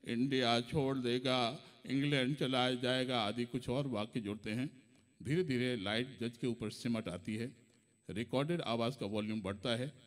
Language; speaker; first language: Hindi; native; Hindi